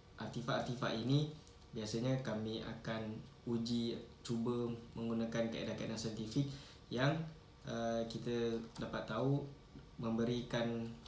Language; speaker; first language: Malay; native; Malay